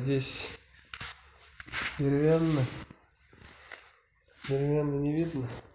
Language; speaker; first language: Russian; non-native, learner; Uzbek